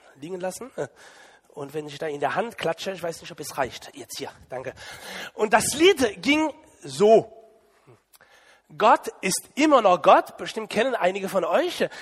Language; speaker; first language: German; non-native, fluent; French